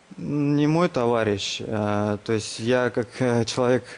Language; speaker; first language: Russian; native; Russian